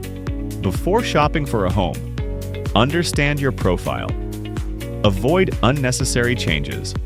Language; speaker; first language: English; native; English